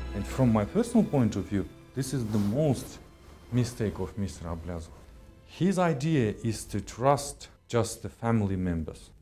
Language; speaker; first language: English; non-native, fluent; Kazakh